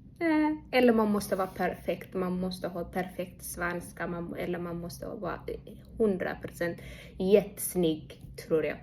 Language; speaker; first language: Swedish; non-native, fluent; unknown